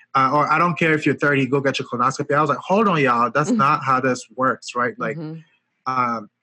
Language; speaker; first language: English; non-native, local second language; French